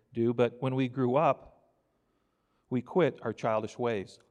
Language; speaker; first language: English; native; English